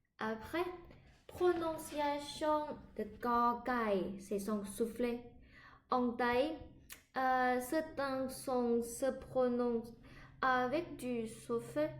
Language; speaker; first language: French; non-native, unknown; Thai